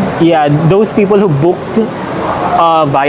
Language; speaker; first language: English; non-native, local second language; Filipino